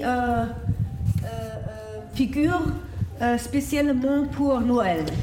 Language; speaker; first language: French; non-native, learner; German